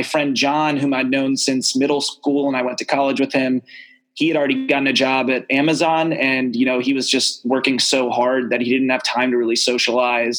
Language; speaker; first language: English; native; English